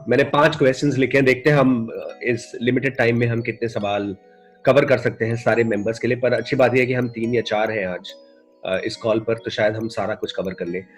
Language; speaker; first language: Hindi; native; Hindi